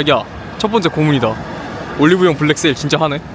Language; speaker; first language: Korean; native; Korean